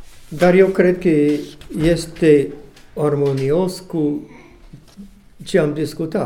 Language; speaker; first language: Romanian; non-native, learner; English